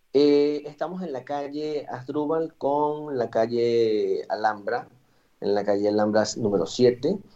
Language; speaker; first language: Spanish; native; Spanish